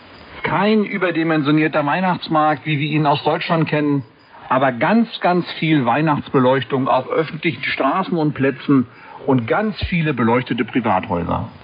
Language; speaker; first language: German; native; German